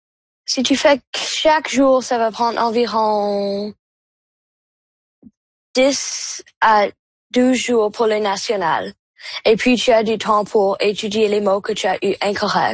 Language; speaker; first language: French; non-native, local second language; English